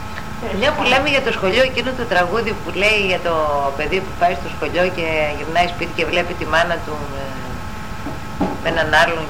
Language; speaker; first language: Greek; native; Greek